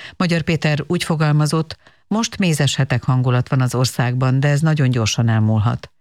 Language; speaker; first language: Hungarian; native; Hungarian